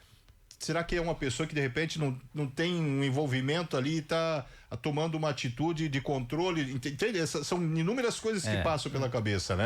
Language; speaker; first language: Portuguese; native; Portuguese